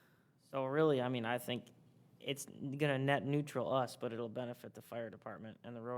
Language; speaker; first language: English; native; English